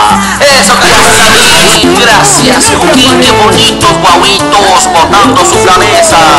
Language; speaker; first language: Spanish; native; Spanish